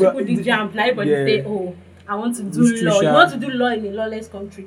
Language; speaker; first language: English; non-native, local second language; Yoruba